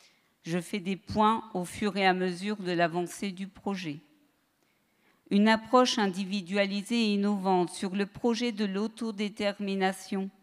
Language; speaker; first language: French; native; French